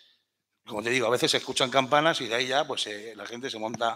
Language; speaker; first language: Spanish; native; Spanish